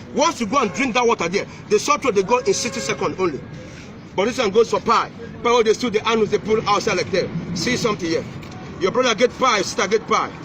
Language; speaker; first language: Nigerian Pidgin; non-native, local second language; Yoruba